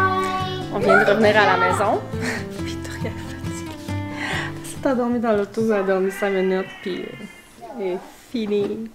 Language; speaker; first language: French; native; French